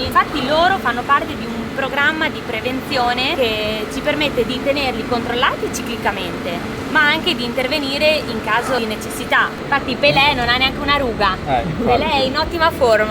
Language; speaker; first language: Italian; native; Italian